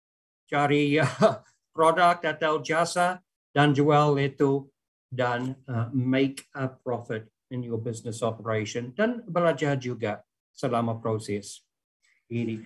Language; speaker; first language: Indonesian; non-native, fluent; English